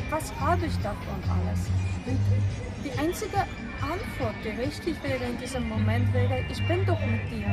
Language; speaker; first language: German; non-native, fluent; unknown